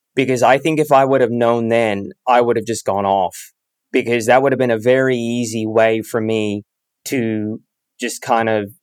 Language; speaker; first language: English; native; English